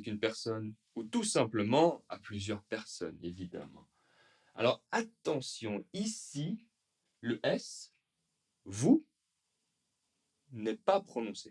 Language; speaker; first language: French; native; French